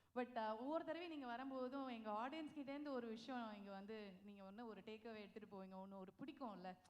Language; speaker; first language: Tamil; native; Tamil